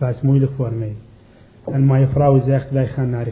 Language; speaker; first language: Dutch; non-native, learner; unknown